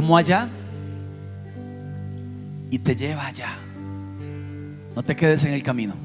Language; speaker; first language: Spanish; native; Spanish